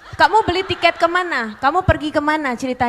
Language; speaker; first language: Indonesian; native; Indonesian